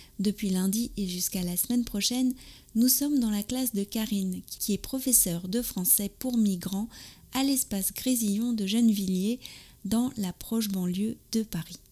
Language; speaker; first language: French; native; French